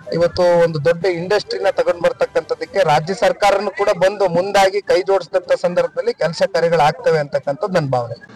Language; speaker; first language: Kannada; native; Kannada